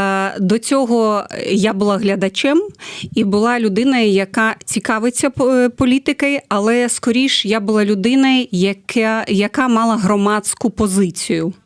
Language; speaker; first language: Ukrainian; non-native, fluent; Russian